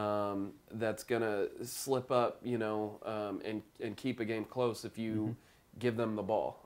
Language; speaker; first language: English; native; English